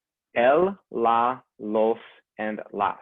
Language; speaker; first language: Spanish; non-native, fluent; English